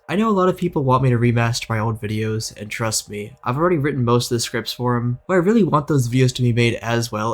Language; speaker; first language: English; native; English